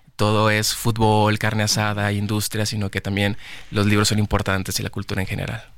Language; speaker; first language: Spanish; native; Spanish